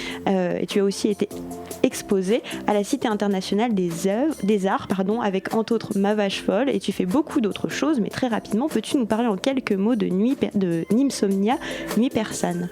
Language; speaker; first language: French; native; French